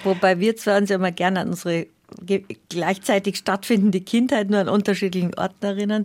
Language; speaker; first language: German; native; German